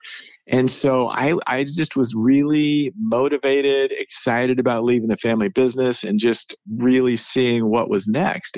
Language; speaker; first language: English; native; English